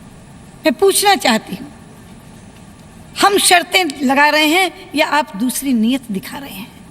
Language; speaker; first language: Hindi; native; Hindi